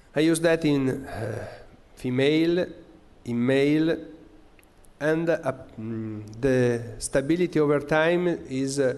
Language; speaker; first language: English; non-native, fluent; Italian